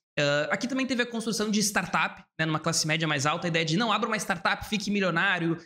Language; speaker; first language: Portuguese; native; Portuguese